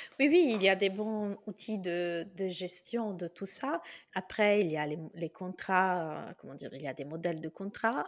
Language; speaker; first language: French; non-native, fluent; Italian